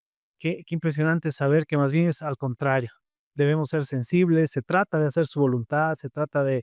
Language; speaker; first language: Spanish; native; Spanish